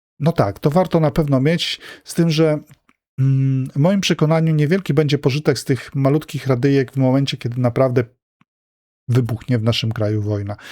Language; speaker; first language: Polish; native; Polish